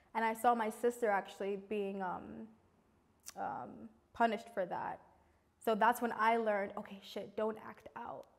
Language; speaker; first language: English; native; English